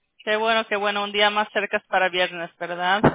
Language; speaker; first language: Spanish; early bilingual, other home language; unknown